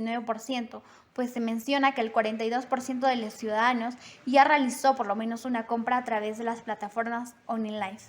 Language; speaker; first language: Spanish; native; Spanish